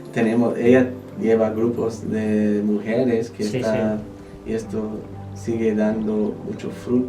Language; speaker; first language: Spanish; non-native, fluent; English